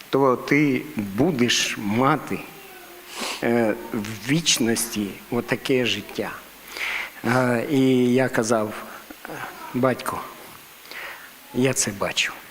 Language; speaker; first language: Ukrainian; non-native, local second language; Russian